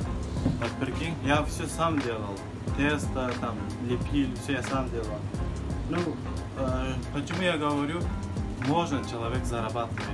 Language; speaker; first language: Russian; non-native, learner; Turkmen